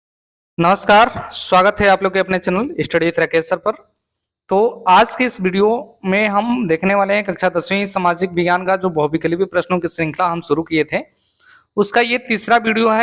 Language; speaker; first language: Hindi; native; Hindi